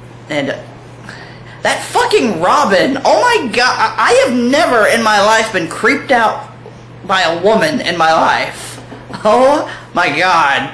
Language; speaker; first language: English; native; English